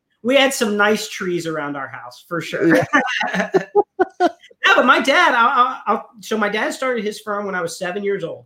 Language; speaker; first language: English; native; English